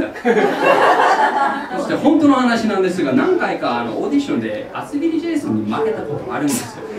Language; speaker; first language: Japanese; non-native, fluent; English